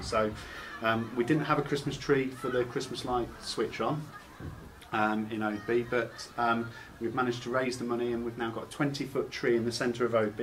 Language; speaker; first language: English; native; English